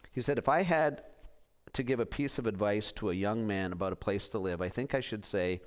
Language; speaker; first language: English; native; English